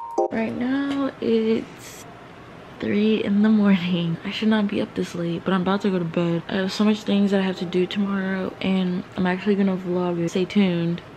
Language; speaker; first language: English; native; English